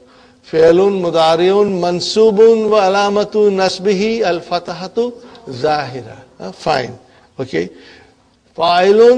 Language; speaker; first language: Arabic; non-native, fluent; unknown